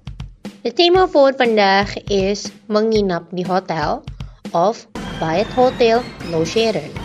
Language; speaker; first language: Dutch; non-native, learner; Indonesian